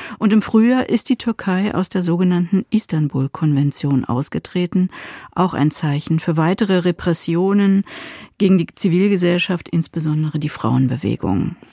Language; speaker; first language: German; native; German